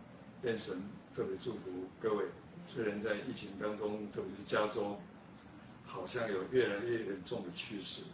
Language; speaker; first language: Chinese; native; Chinese